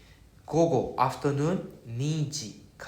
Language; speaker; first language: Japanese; non-native, fluent; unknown